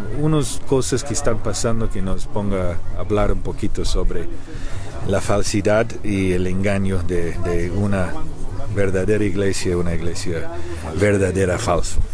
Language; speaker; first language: Spanish; non-native, learner; English